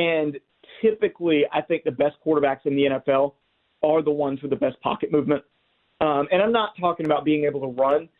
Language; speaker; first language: English; native; English